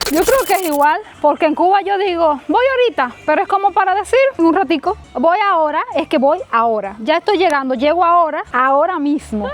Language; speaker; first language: Spanish; native; Spanish